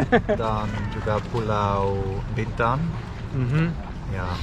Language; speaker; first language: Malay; non-native, learner; German